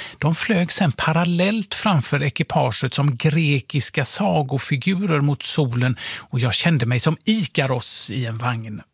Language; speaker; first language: Swedish; native; Swedish